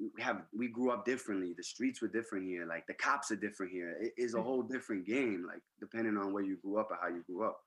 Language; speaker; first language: English; early bilingual, other home language; Spanish